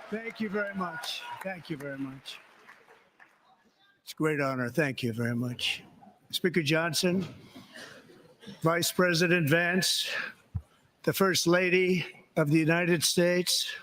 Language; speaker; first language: English; native; English